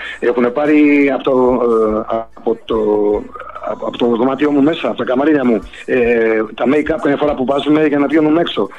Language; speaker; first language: Greek; early bilingual, heritage; Greek